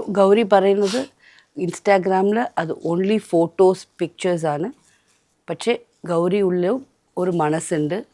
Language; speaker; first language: Malayalam; non-native, local second language; Tamil